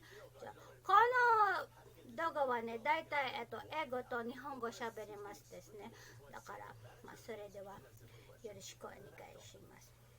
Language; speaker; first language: Japanese; non-native, learner; Filipino